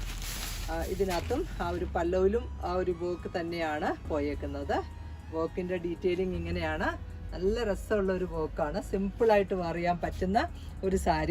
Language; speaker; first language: Malayalam; native; Malayalam